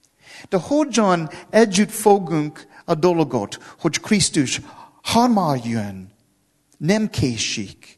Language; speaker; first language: Hungarian; non-native, learner; English